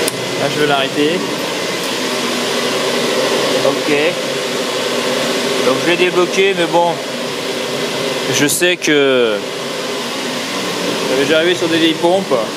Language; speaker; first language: French; native; French